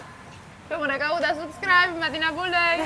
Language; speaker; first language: Indonesian; non-native, fluent; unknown